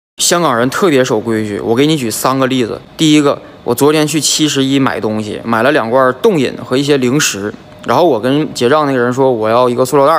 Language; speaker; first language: Chinese; native; Chinese